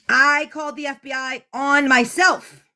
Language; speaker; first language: English; native; English